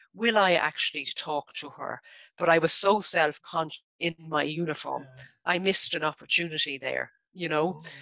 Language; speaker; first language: English; native; English